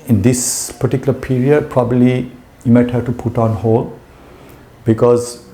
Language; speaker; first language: English; non-native, local second language; Sinhala